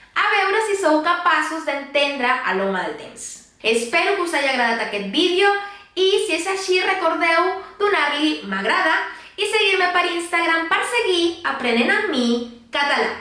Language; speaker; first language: Catalan; non-native, local second language; Spanish